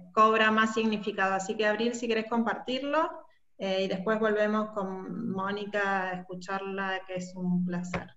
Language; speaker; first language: Spanish; native; Spanish